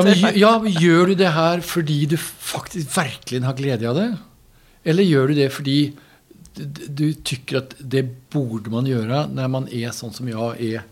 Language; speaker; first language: Swedish; native; Swedish